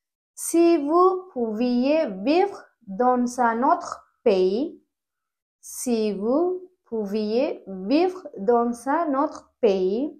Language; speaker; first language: French; non-native, fluent; Tamil